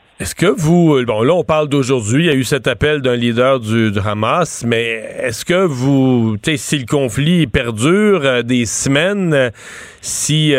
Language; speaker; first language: French; native; French